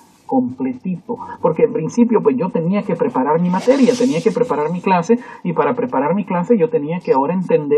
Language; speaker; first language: Spanish; native; Spanish